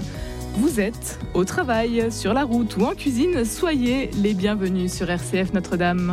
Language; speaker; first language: French; native; French